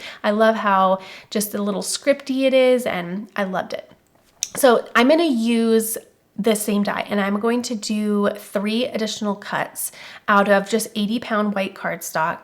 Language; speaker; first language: English; native; English